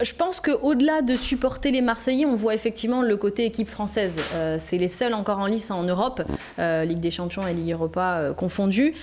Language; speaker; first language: French; native; French